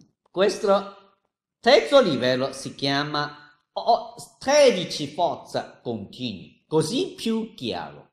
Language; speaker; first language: Italian; non-native, learner; Chinese